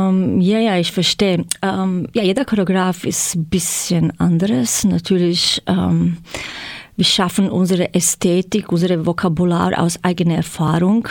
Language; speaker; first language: German; non-native, fluent; Croatian